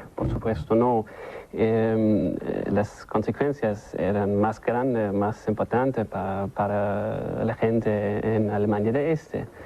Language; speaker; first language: Spanish; non-native, learner; German